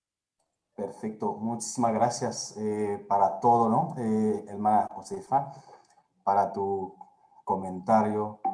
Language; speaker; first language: Spanish; non-native, fluent; Haitian Creole